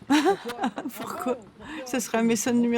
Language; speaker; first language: French; native; French